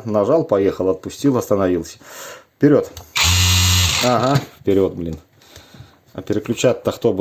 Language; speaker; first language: Russian; native; Russian